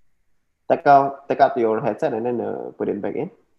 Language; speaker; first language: English; non-native, local second language; Indonesian